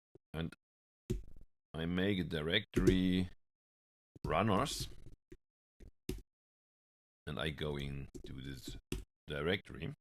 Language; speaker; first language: English; non-native, fluent; German